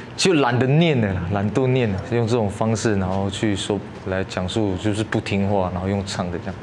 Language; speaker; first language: Chinese; native; Chinese